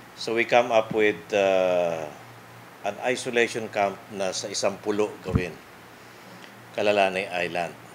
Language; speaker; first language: Filipino; non-native, local second language; Bikol